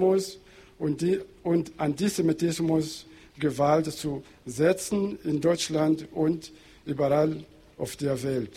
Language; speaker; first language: German; non-native, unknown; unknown